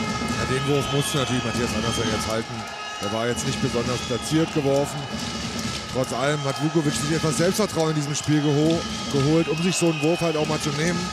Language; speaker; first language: German; native; German